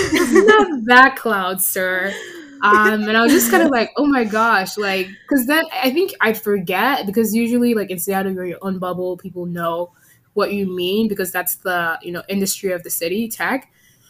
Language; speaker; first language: English; native; English